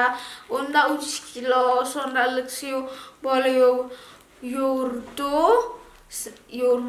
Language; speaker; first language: Turkish; non-native, learner; Indonesian